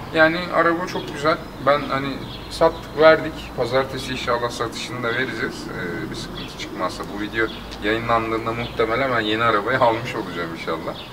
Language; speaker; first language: Turkish; native; Turkish